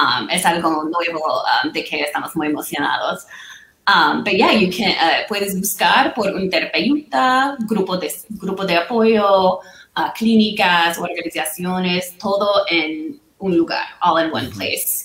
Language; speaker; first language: Spanish; non-native, fluent; English